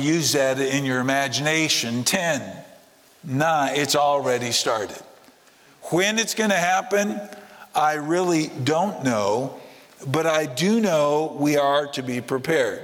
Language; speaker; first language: English; native; English